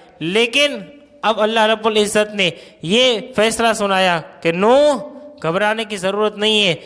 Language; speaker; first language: Urdu; non-native, local second language; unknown